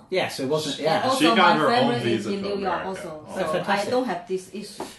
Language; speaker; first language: English; non-native, learner; Chinese